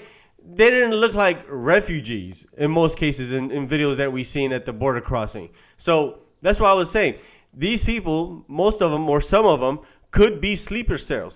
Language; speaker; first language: English; native; English